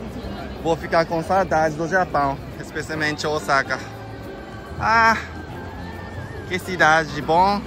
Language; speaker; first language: Portuguese; non-native, fluent; Japanese